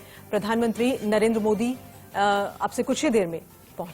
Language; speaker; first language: Hindi; native; Hindi